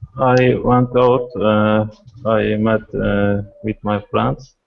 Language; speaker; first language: English; non-native, fluent; Russian